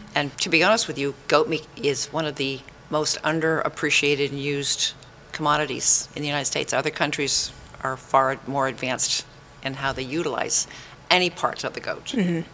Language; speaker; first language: English; native; English